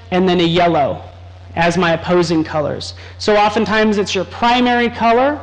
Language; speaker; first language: English; native; English